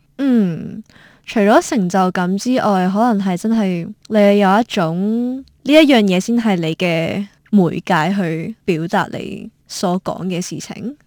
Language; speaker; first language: Cantonese; native; Cantonese